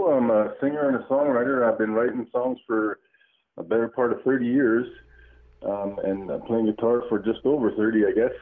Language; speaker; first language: English; native; English